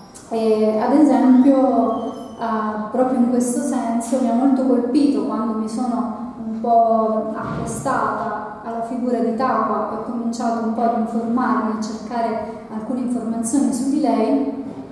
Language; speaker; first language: Italian; native; Italian